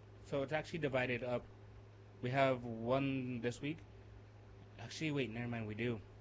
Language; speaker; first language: English; early bilingual, other home language; Spanish